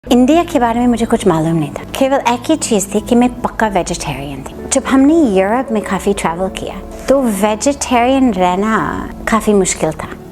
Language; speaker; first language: Hindi; non-native, fluent; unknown